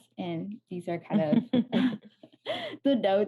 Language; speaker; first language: English; native; English